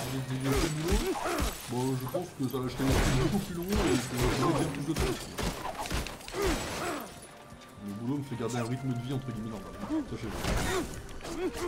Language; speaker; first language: French; native; French